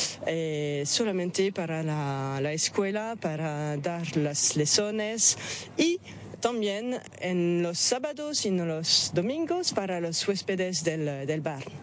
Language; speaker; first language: Spanish; non-native, fluent; French